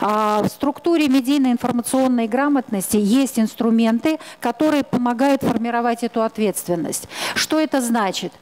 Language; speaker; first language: Russian; native; Russian